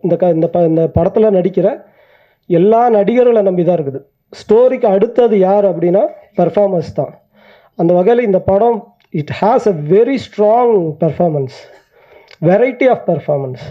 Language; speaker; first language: Tamil; native; Tamil